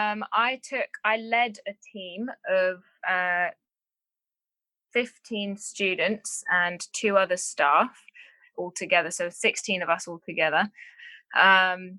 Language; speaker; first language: English; native; English